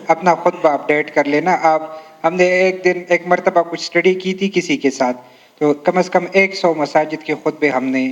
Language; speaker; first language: Urdu; native; Urdu